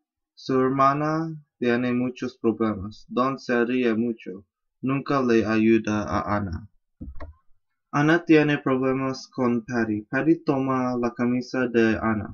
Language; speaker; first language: Spanish; non-native, learner; English